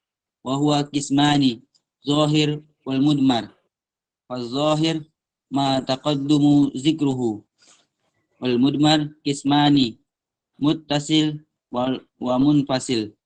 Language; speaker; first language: Arabic; non-native, learner; Indonesian